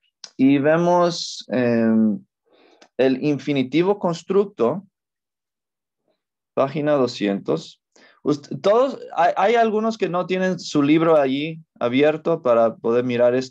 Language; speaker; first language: Spanish; non-native, fluent; English